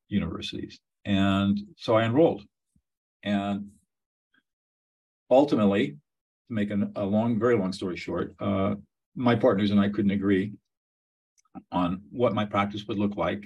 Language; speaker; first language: English; native; English